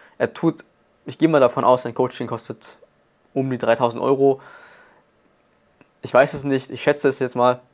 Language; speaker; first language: German; native; German